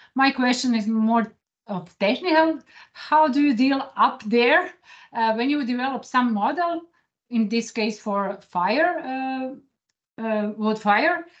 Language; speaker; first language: English; non-native, fluent; Croatian